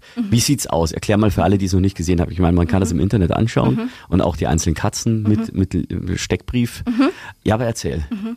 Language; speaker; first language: German; native; German